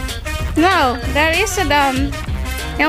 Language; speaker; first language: Dutch; non-native, fluent; Cebuano